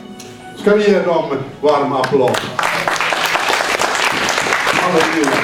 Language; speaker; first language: Swedish; non-native, fluent; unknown